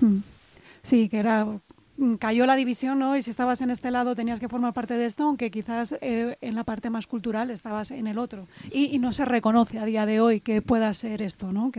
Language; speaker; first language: Spanish; native; Spanish